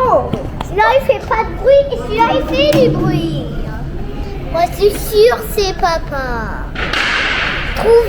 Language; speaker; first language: French; early bilingual, heritage; French